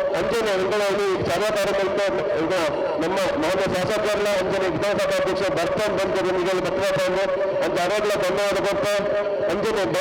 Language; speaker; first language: Kannada; non-native, local second language; Tulu